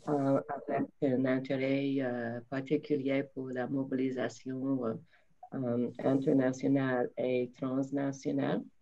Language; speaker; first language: French; non-native, fluent; English